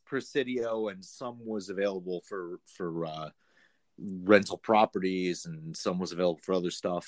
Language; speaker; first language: English; native; English